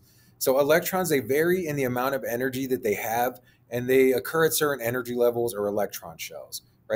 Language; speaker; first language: English; native; English